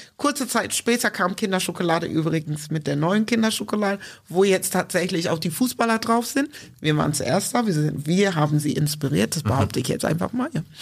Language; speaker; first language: German; early bilingual, other home language; English